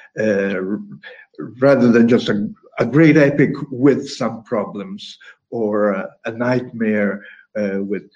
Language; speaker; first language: English; non-native, fluent; Italian